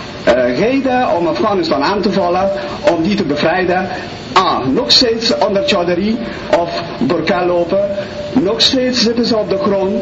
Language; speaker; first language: Dutch; non-native, fluent; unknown